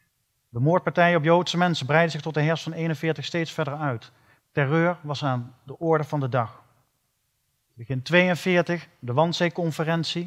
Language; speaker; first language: Dutch; native; Dutch